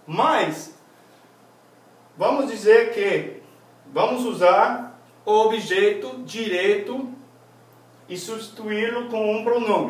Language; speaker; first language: Portuguese; non-native, fluent; English